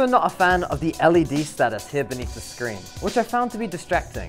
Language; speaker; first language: English; native; English